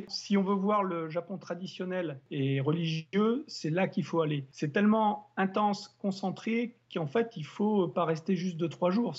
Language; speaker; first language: French; native; French